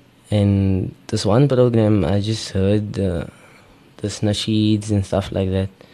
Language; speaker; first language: English; native; English